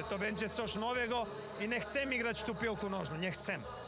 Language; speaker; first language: Polish; non-native, learner; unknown